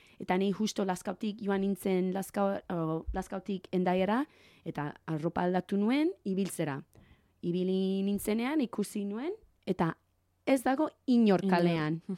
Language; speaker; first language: Basque; non-native, learner; English